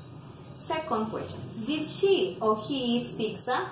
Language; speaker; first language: English; non-native, fluent; Spanish